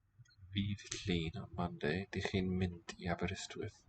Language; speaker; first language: Welsh; non-native, learner; English